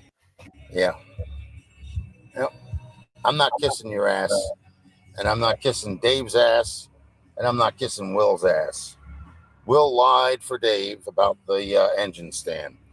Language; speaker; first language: English; native; English